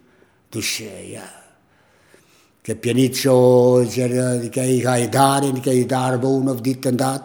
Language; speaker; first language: Dutch; non-native, learner; Italian